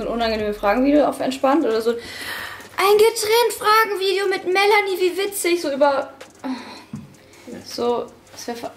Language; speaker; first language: German; native; German